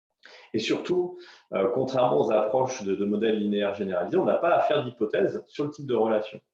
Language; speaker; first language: French; native; French